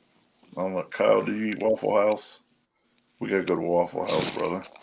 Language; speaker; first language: English; native; English